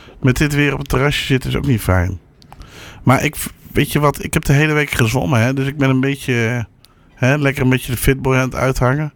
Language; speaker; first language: Dutch; native; Dutch